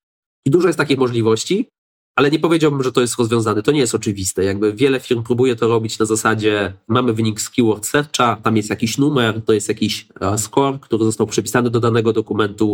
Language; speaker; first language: Polish; native; Polish